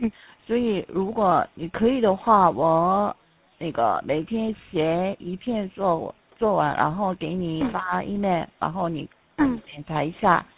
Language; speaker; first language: Chinese; non-native, fluent; Korean